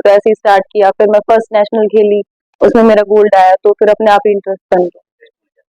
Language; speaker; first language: Hindi; native; Hindi